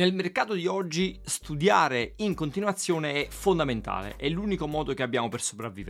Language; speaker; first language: Italian; native; Italian